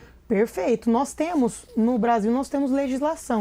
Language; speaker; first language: Portuguese; native; Portuguese